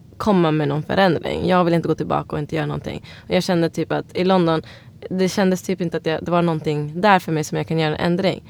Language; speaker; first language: Swedish; early bilingual, other home language; Somali